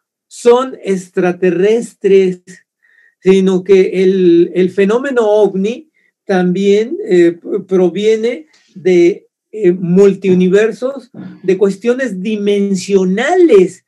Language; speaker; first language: Spanish; native; Spanish